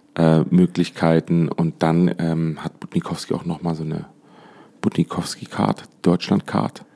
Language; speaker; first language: German; native; German